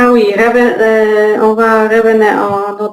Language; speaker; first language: French; non-native, learner; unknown